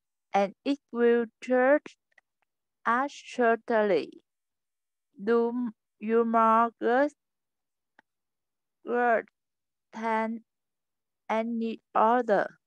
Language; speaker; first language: English; non-native, learner; Vietnamese